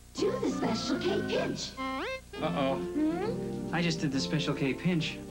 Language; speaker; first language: English; native; English